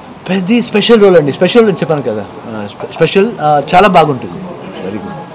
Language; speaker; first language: Telugu; non-native, learner; Kannada